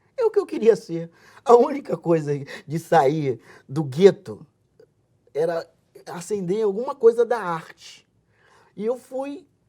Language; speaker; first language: Portuguese; native; Portuguese